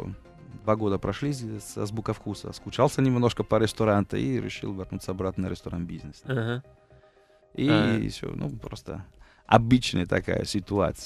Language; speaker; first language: Russian; non-native, fluent; Italian